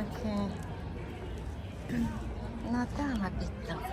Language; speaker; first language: Finnish; non-native, learner; Russian